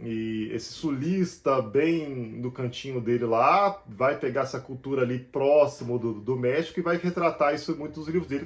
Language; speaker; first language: Portuguese; native; Portuguese